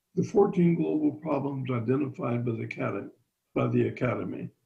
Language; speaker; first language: English; native; English